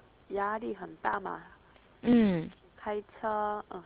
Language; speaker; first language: Chinese; non-native, learner; Korean